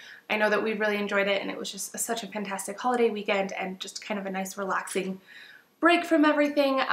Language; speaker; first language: English; native; English